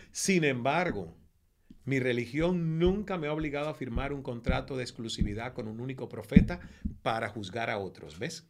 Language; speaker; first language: Spanish; native; Spanish